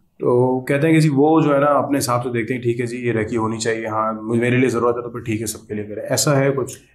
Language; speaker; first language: Urdu; native; Urdu